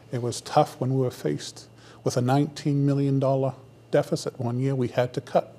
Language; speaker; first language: English; native; English